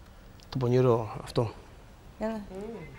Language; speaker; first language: Greek; native; Greek